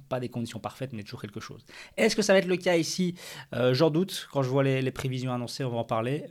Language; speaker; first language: French; native; French